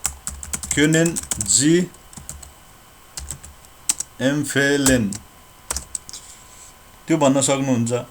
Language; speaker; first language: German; non-native, learner; Nepali